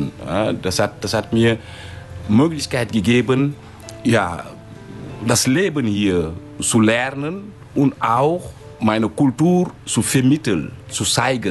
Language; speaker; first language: German; non-native, fluent; Wolof